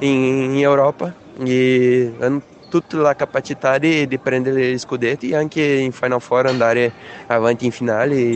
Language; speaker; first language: Italian; non-native, fluent; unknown